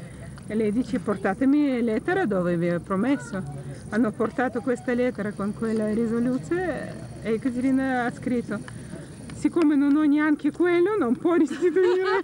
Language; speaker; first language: Italian; non-native, learner; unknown